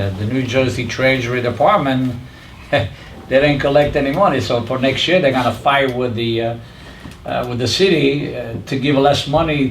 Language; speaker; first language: English; non-native, fluent; Italian